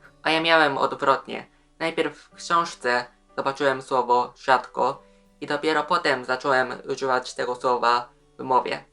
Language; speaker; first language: Polish; non-native, fluent; Japanese